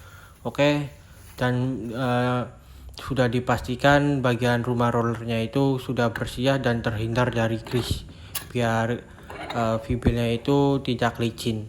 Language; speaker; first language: Indonesian; native; Indonesian